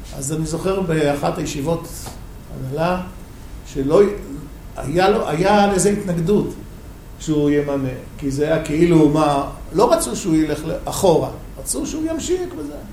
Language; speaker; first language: Hebrew; non-native, fluent; English